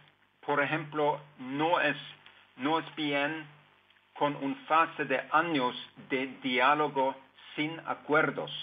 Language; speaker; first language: Spanish; non-native, fluent; Norwegian